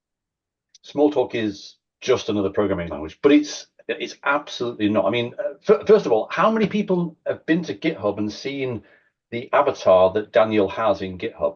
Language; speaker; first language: English; native; English